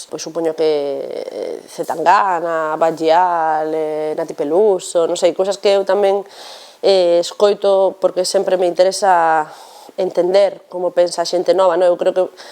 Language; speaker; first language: Galician; non-native, local second language; Spanish